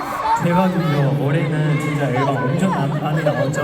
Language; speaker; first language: Korean; non-native, fluent; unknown